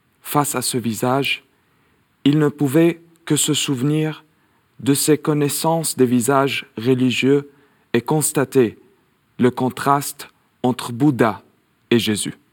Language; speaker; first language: French; non-native, local second language; Arabic